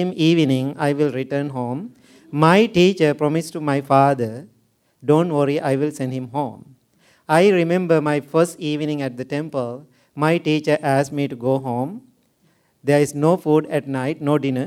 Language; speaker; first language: English; non-native, local second language; Sinhala